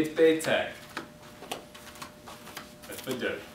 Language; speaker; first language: Arabic; non-native, learner; English